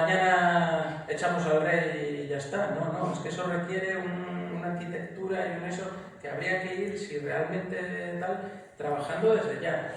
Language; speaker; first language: Spanish; native; Spanish